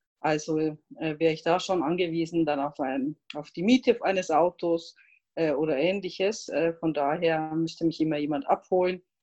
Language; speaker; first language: German; non-native, fluent; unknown